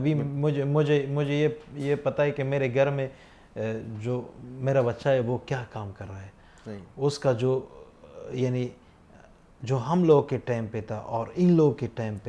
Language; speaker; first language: Hindi; non-native, fluent; Pashto